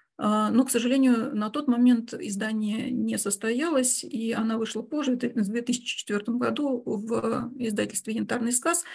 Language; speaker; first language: Russian; native; Russian